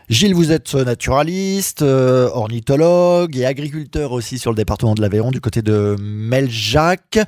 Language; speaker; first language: French; native; French